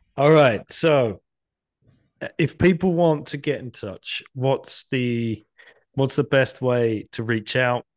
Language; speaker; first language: English; native; English